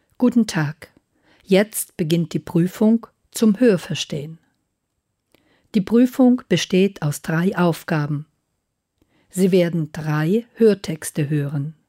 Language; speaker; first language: German; native; German